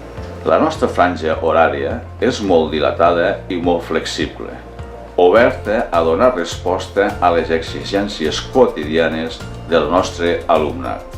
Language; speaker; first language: Catalan; native; Catalan